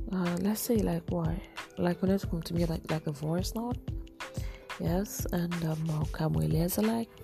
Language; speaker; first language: English; non-native, local second language; Swahili